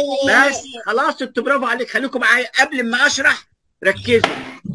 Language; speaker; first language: Arabic; native; Arabic